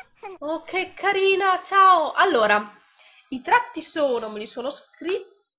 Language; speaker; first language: Italian; native; Italian